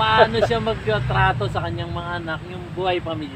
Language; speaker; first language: Filipino; native; Filipino